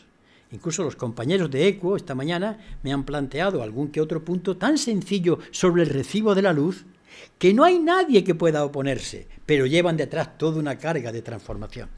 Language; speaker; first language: Spanish; native; Spanish